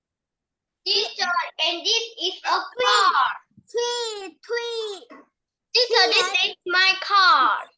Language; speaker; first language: English; non-native, learner; Vietnamese